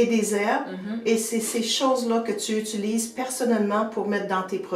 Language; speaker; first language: French; native; French